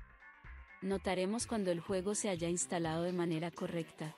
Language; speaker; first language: Spanish; native; Spanish